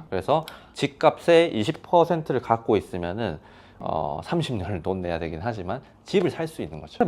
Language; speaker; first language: Korean; non-native, local second language; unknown